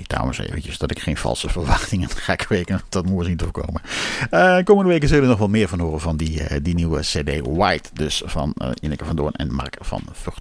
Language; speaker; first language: Dutch; native; Dutch